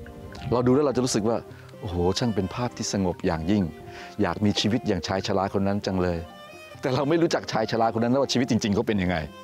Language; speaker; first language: Thai; native; Thai